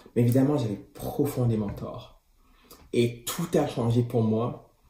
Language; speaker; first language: French; native; French